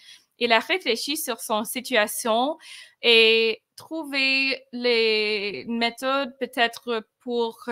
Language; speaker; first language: French; non-native, fluent; English